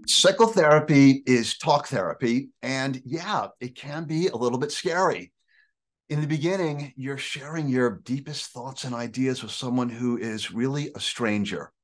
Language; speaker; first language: English; native; English